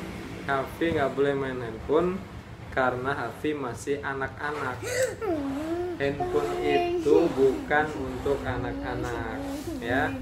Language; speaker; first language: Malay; non-native, local second language; Javanese